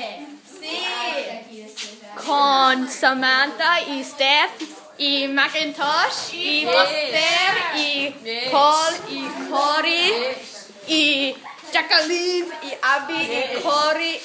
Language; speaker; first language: Spanish; non-native, learner; English